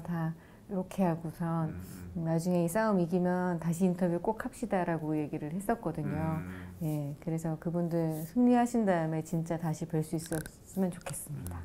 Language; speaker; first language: Korean; native; Korean